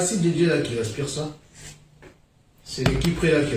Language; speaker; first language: French; native; French